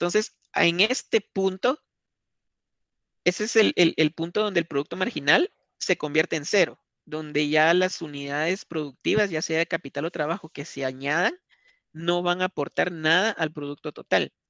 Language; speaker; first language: Spanish; native; Spanish